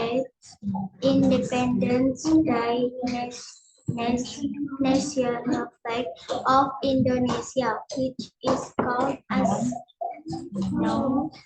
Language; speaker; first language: English; non-native, learner; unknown